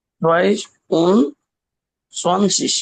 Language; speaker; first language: German; non-native, learner; Bangla